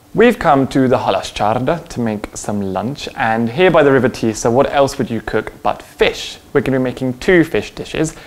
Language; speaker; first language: English; native; English